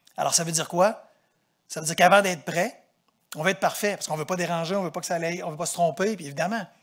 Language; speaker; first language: French; native; French